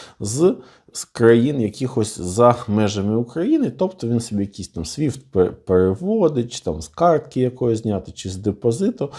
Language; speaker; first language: Ukrainian; non-native, local second language; Russian